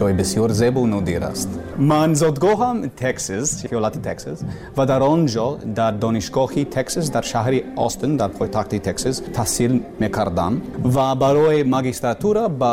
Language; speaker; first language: Persian; non-native, learner; English